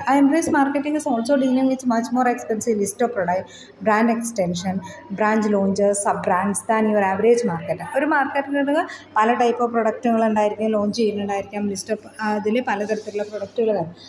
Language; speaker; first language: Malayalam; native; Malayalam